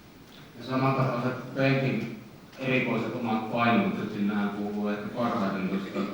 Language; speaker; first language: Finnish; native; Finnish